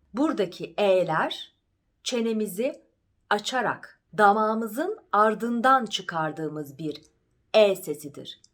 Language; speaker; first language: Turkish; native; Turkish